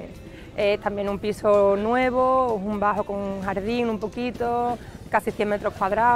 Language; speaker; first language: Spanish; native; Spanish